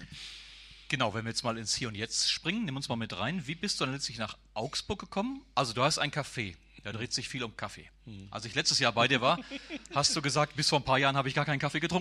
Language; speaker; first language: German; native; German